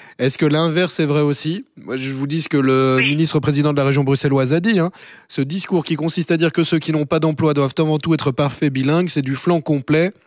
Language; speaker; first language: French; native; French